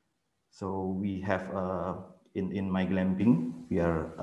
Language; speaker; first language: English; non-native, fluent; Indonesian